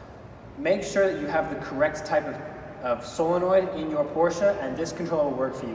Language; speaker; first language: English; native; English